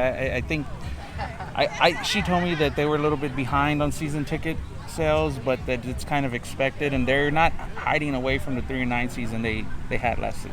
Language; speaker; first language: English; native; English